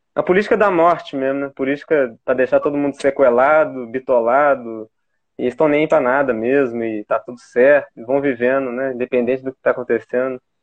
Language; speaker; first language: Portuguese; native; Portuguese